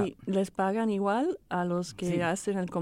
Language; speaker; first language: Spanish; non-native, fluent; English